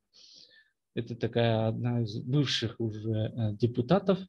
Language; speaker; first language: Russian; non-native, local second language; Kyrgyz